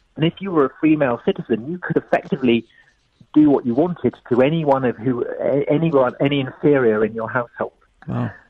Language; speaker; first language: English; native; English